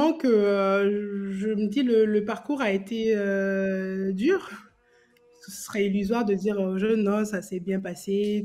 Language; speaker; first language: French; native; French